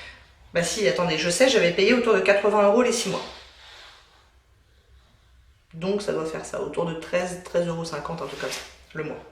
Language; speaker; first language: French; native; French